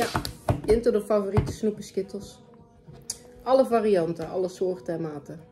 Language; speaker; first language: Dutch; native; Dutch